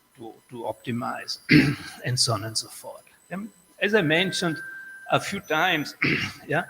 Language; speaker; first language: English; non-native, fluent; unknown